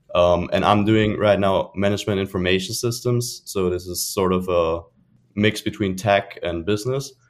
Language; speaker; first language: English; non-native, fluent; German